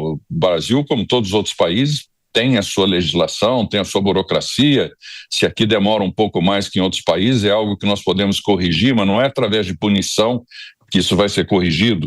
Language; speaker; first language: Portuguese; native; Portuguese